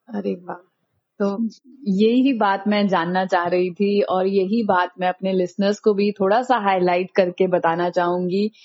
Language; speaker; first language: Hindi; native; Hindi